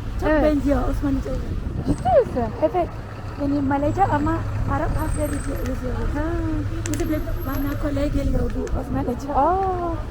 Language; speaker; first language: Turkish; non-native, learner; Malay